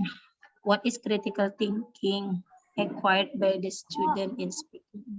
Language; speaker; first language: English; non-native, learner; Indonesian